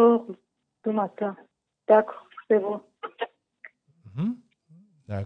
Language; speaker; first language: French; non-native, learner; Persian